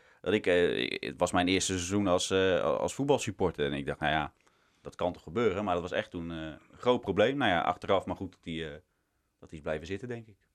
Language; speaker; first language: Dutch; native; Dutch